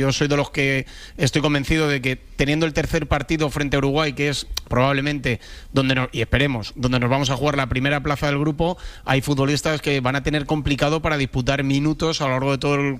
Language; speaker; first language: Spanish; native; Spanish